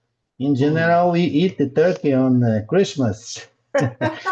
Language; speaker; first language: English; non-native, learner; Portuguese